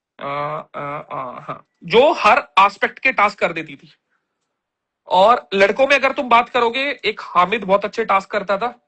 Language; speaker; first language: Hindi; native; Hindi